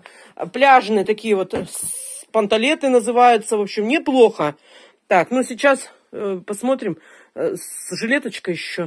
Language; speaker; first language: Russian; native; Russian